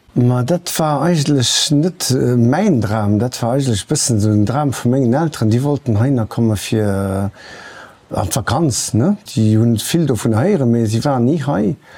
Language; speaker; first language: Luxembourgish; early bilingual, other home language; Portuguese